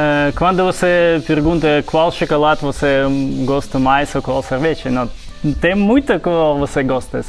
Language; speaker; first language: Portuguese; non-native, learner; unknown